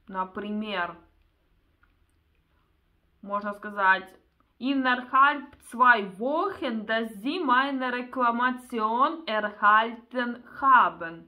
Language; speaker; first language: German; non-native, learner; Russian